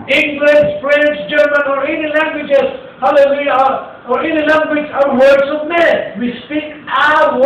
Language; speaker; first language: English; non-native, local second language; Filipino